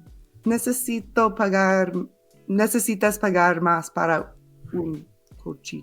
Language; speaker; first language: Spanish; non-native, learner; English